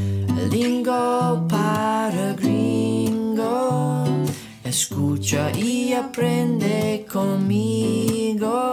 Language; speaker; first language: Spanish; non-native, learner; English